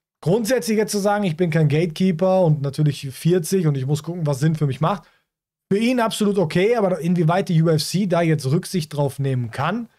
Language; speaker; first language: German; native; German